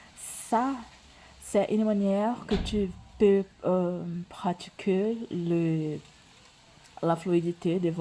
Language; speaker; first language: French; non-native, learner; Portuguese